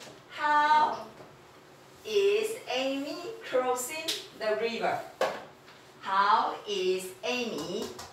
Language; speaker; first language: English; non-native, fluent; Chinese